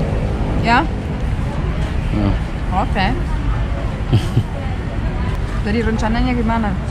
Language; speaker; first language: Indonesian; non-native, fluent; German